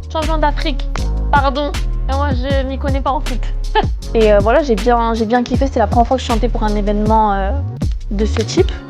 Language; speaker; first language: French; early bilingual, other home language; Malagasy